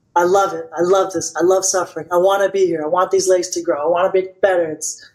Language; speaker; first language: English; non-native, fluent; Bulgarian